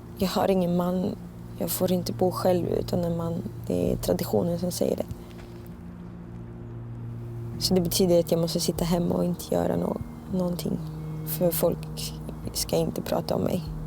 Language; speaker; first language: Swedish; early bilingual, other home language; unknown